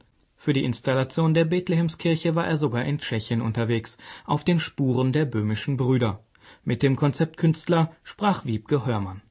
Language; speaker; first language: German; native; German